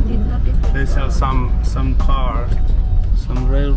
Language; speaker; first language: English; non-native, learner; Finnish